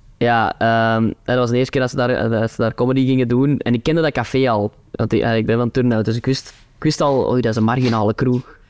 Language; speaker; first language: Dutch; native; Dutch